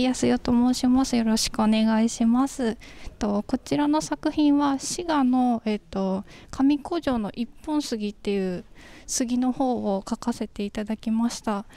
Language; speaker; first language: Japanese; native; Japanese